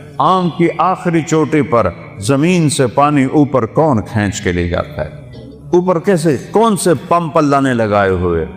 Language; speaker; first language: Urdu; non-native, local second language; Saraiki